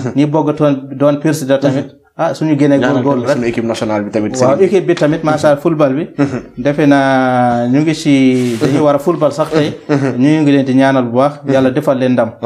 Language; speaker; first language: Wolof; non-native, local second language; Fula